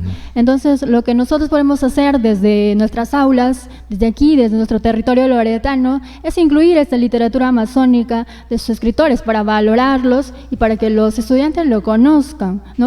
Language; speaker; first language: Spanish; native; Spanish